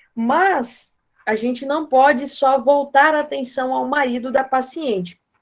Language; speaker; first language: Portuguese; non-native, fluent; Spanish